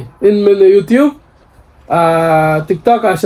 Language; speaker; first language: Arabic; non-native, learner; Tamil